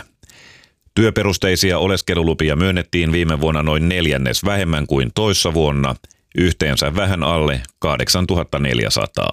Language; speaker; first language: Finnish; native; Finnish